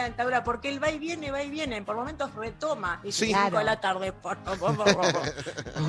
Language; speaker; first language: Spanish; native; Spanish